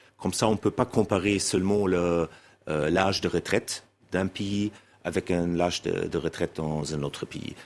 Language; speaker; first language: French; non-native, fluent; German